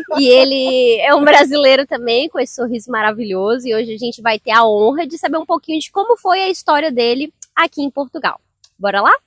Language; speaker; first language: Portuguese; native; Portuguese